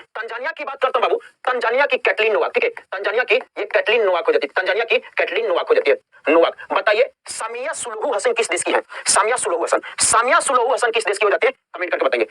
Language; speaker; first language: Hindi; native; Hindi